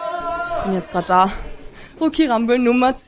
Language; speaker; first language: German; native; German